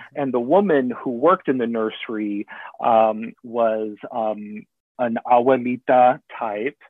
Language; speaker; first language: English; native; English